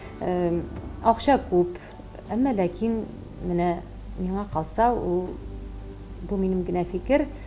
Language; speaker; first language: Tatar; native; Tatar